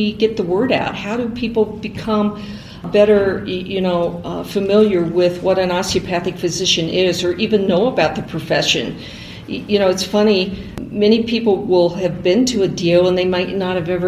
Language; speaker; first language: English; native; English